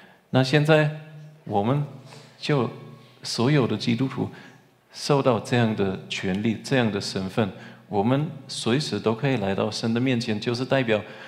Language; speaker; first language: Chinese; non-native, fluent; German